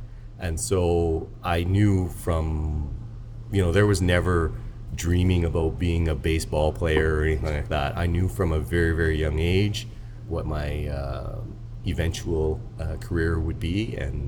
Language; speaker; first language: English; native; English